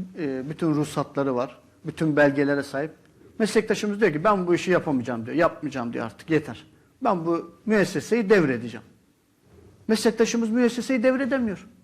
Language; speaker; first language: Turkish; native; Turkish